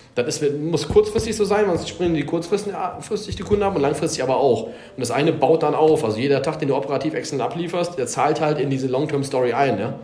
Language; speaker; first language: German; native; German